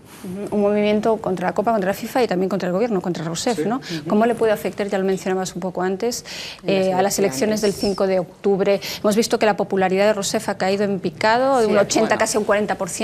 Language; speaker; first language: Spanish; native; Spanish